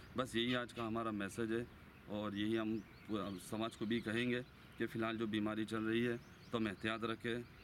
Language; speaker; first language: Hindi; non-native, local second language; Gujarati